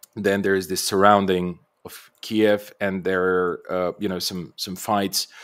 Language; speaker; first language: English; non-native, fluent; Bulgarian